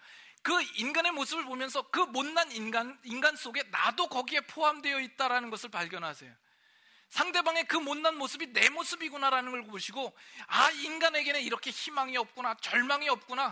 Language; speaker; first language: Korean; native; Korean